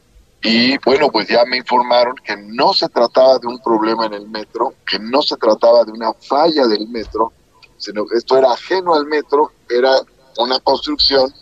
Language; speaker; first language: Spanish; native; Spanish